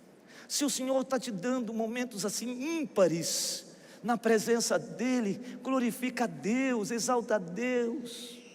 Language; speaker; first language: Portuguese; native; Portuguese